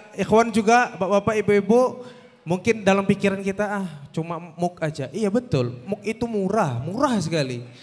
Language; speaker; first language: Indonesian; native; Indonesian